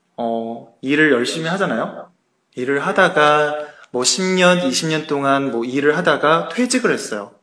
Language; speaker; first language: Korean; native; Korean